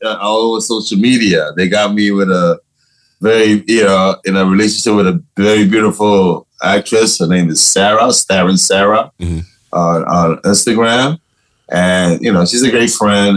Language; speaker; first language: English; non-native, fluent; Spanish